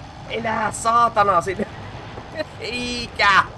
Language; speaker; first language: Finnish; native; Finnish